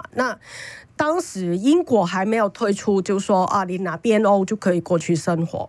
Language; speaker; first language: Chinese; non-native, fluent; Cantonese